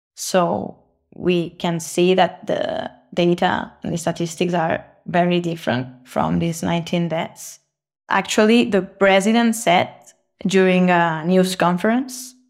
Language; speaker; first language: English; non-native, fluent; Spanish